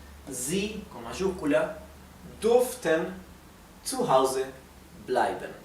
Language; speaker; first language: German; non-native, fluent; Spanish